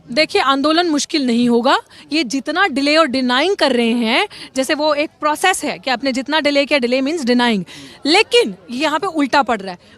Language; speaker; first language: Hindi; native; Hindi